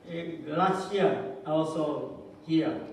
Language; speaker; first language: English; non-native, learner; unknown